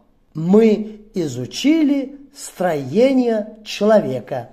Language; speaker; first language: Russian; non-native, local second language; Uzbek